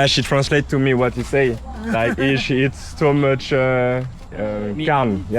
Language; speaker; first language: English; non-native, learner; French